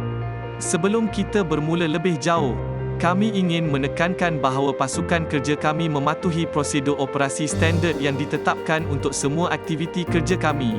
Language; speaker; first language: Malay; native; Malay